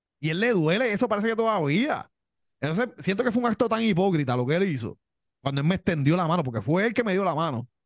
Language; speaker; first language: Spanish; native; Spanish